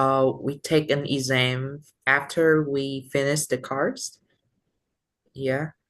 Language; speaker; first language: English; non-native, learner; Vietnamese